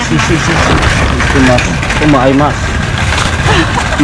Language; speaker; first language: Spanish; non-native, learner; Filipino